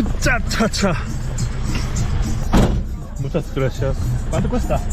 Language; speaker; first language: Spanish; non-native, learner; Korean